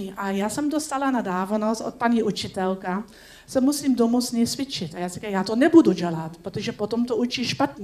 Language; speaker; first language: Czech; non-native, learner; Dutch